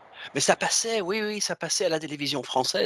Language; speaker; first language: French; native; French